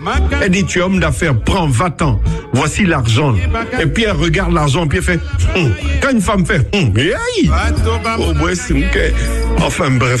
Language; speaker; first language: French; non-native, local second language; Akan